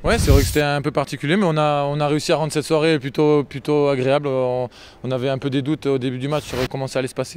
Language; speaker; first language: French; native; French